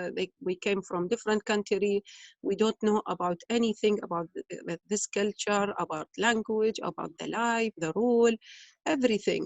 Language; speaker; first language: English; non-native, learner; Arabic